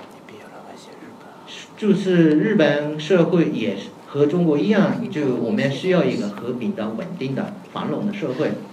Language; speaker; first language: Chinese; non-native, fluent; Japanese